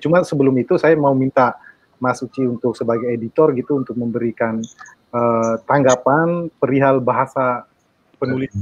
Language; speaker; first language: Indonesian; native; Indonesian